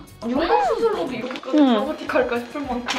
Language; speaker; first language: Korean; native; Korean